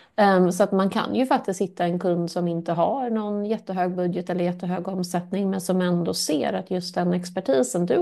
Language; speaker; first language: Swedish; native; Swedish